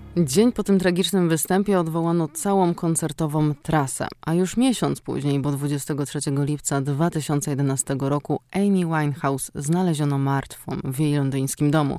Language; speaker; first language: Polish; native; Polish